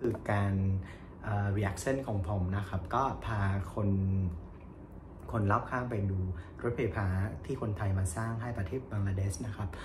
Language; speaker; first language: Thai; non-native, fluent; Vietnamese